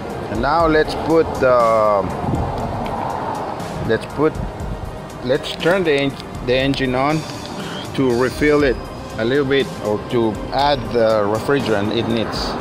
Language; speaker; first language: English; non-native, fluent; Spanish